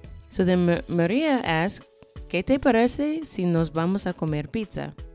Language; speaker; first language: Spanish; non-native, fluent; English